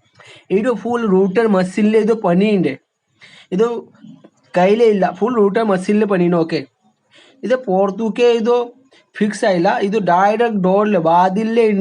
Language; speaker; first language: Malayalam; non-native, learner; Hindi